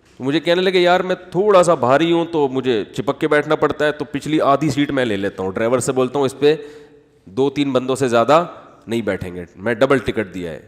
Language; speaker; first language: Urdu; native; Urdu